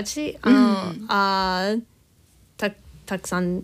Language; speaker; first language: Japanese; non-native, learner; English